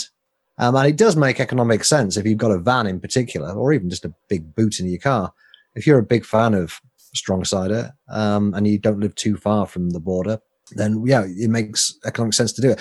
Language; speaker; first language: English; native; English